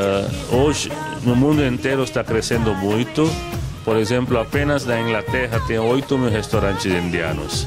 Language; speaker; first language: Portuguese; non-native, fluent; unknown